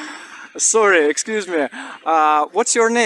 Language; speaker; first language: English; non-native, learner; Russian